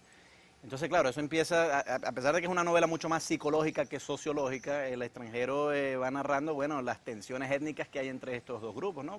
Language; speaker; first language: Spanish; native; Spanish